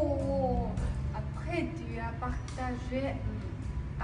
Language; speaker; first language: French; non-native, learner; Chinese